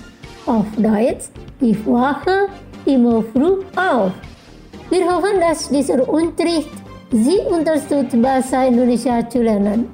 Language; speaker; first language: German; non-native, fluent; Indonesian